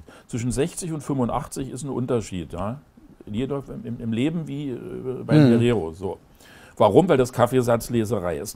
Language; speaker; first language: German; native; German